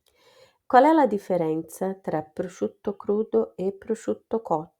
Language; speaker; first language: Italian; non-native, fluent; Portuguese